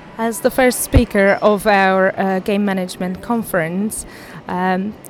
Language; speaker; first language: English; non-native, fluent; Hungarian